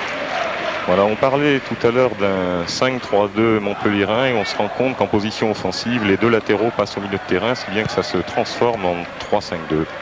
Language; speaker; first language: French; native; French